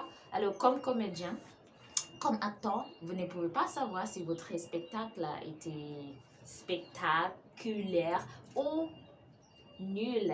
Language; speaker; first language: French; non-native, fluent; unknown